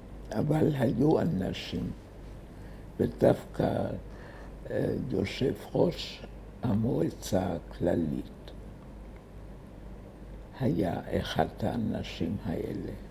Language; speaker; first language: Hebrew; early bilingual, other home language; German